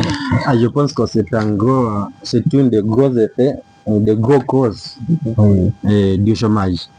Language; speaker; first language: French; non-native, learner; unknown